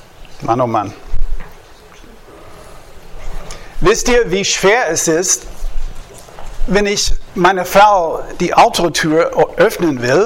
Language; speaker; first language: German; non-native, fluent; English